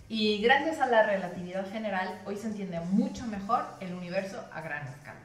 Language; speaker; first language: Spanish; early bilingual, other home language; English